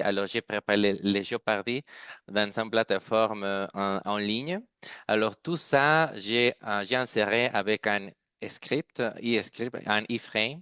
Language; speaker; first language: French; non-native, fluent; Spanish